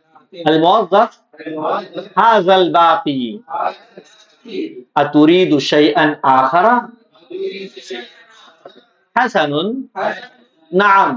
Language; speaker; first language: Arabic; non-native, fluent; Urdu